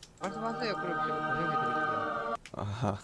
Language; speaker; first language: Korean; non-native, fluent; Chinese